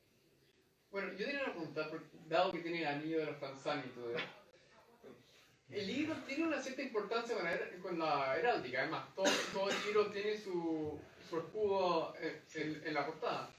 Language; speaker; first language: Spanish; native; Spanish